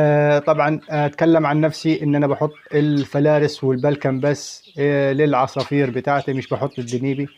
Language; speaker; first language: Arabic; native; Arabic